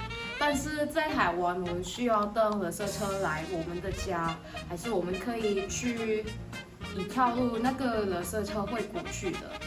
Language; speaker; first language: Chinese; non-native, fluent; Indonesian